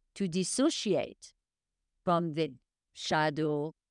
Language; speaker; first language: English; non-native, fluent; French